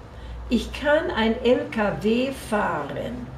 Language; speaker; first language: German; non-native, fluent; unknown